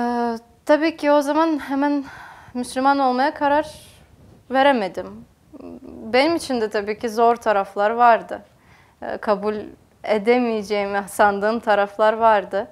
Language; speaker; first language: Turkish; non-native, fluent; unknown